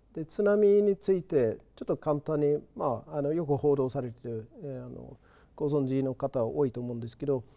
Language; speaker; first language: Japanese; non-native, fluent; English